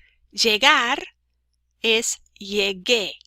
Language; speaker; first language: Spanish; non-native, fluent; English